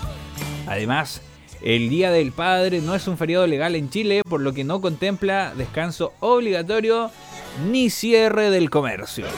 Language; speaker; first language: Spanish; native; Spanish